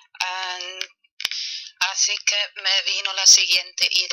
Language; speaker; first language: Spanish; non-native, fluent; German